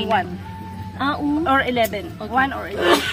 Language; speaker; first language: English; non-native, local second language; Filipino